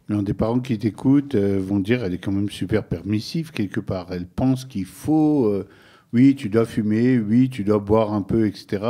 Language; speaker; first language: French; native; French